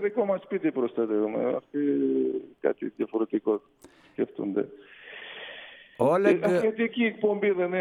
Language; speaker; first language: Greek; non-native, fluent; Russian